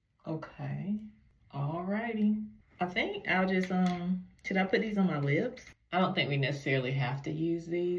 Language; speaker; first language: English; native; English